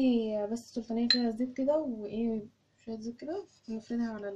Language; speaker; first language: Arabic; native; Arabic